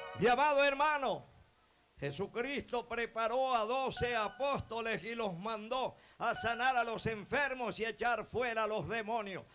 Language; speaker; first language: Spanish; native; Spanish